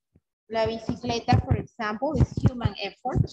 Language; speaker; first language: English; non-native, fluent; Spanish